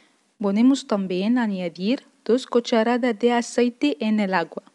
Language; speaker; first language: Spanish; non-native, fluent; Arabic